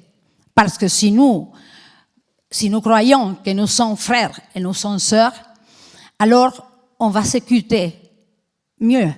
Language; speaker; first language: French; non-native, fluent; Spanish